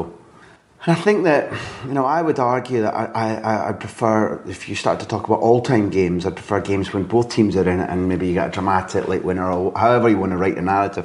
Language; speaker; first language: English; native; English